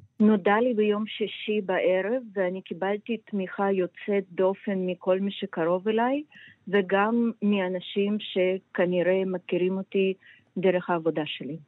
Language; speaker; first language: Hebrew; non-native, fluent; Russian